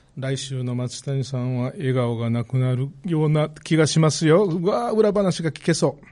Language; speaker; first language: Japanese; native; Japanese